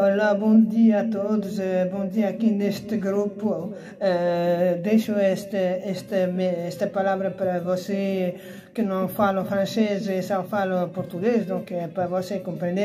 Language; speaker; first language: Portuguese; early bilingual, heritage; Portuguese